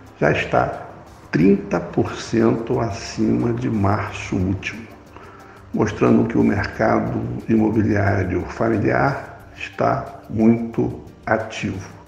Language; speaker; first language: Portuguese; native; Portuguese